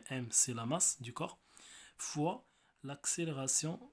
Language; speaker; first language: French; non-native, local second language; Arabic